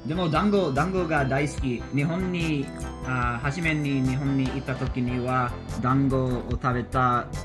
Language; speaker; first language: Japanese; non-native, learner; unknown